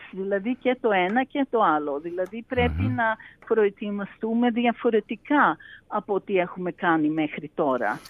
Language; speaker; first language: Greek; early bilingual, heritage; Greek